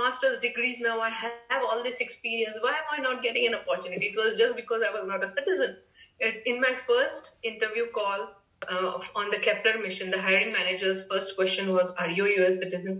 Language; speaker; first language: English; non-native, local second language; Marathi